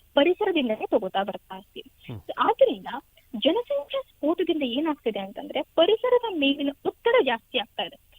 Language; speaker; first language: Kannada; native; Kannada